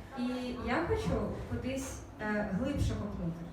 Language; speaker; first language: Ukrainian; native; Ukrainian